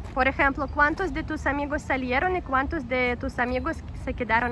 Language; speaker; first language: Spanish; non-native, fluent; Russian